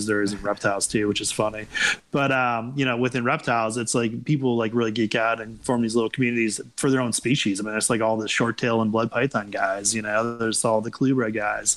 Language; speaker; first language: English; native; English